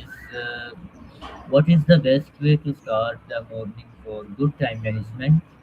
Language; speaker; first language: English; non-native, learner; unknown